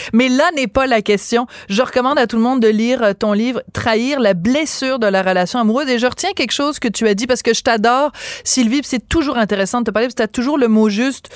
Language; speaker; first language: French; native; French